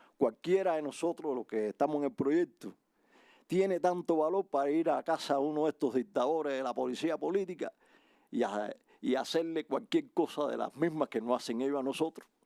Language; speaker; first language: Spanish; native; Spanish